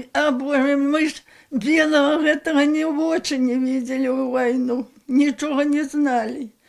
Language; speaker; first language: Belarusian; native; Belarusian